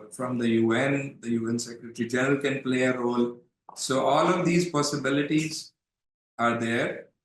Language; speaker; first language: English; non-native, local second language; Urdu